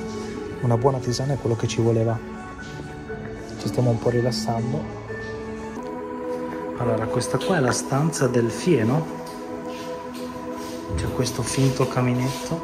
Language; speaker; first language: Italian; native; Italian